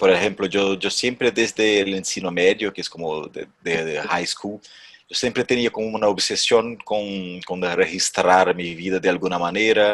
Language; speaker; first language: Spanish; non-native, fluent; Portuguese